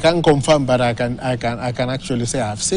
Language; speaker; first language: English; non-native, local second language; Swahili